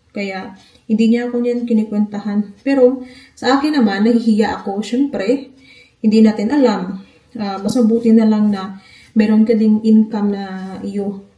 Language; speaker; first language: Filipino; non-native, local second language; Hiligaynon